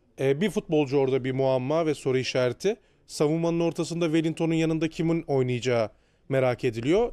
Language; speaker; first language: Turkish; native; Turkish